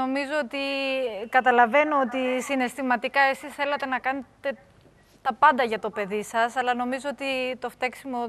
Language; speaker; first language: Greek; native; Greek